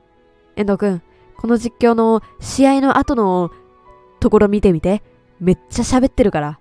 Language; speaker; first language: Japanese; native; Japanese